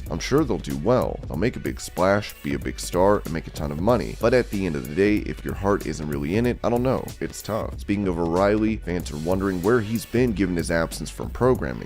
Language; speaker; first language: English; native; English